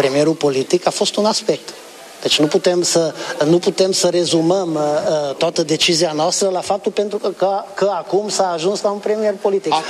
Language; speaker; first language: Romanian; non-native, local second language; Hungarian